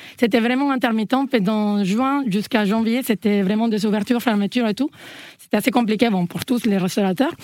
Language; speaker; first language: French; non-native, fluent; Spanish